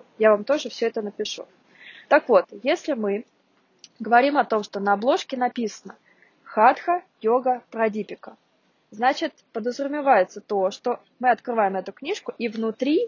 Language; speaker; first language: Russian; native; Russian